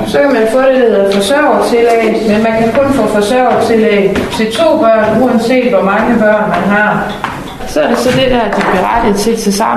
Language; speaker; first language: Danish; native; Danish